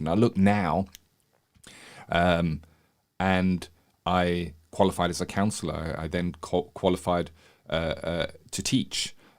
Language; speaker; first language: English; native; English